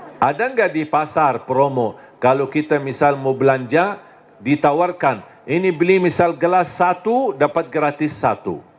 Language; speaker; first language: Indonesian; non-native, fluent; Arabic